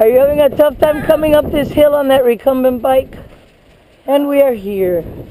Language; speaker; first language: English; early bilingual, other home language; Spanish